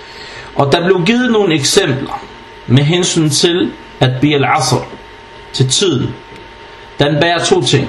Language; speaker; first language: Danish; early bilingual, other home language; Arabic